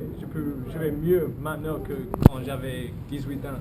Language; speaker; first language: French; non-native, learner; English